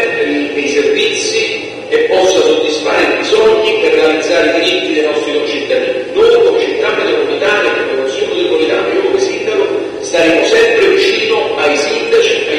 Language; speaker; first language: Italian; native; Italian